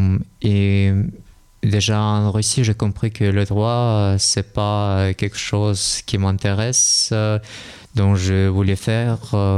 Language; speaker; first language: French; non-native, fluent; Russian